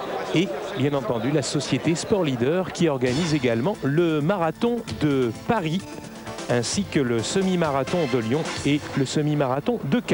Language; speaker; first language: French; native; French